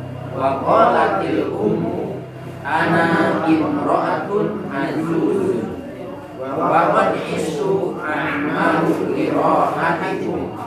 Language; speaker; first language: Arabic; non-native, learner; Indonesian